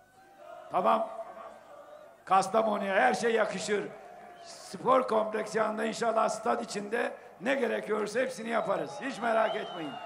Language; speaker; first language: Turkish; native; Turkish